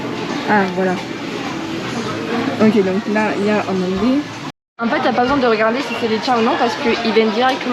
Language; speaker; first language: French; native; French